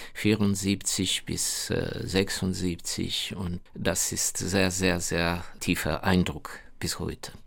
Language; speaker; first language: German; non-native, fluent; Ukrainian